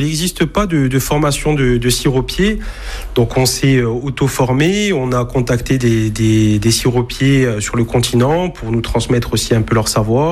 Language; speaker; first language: French; native; French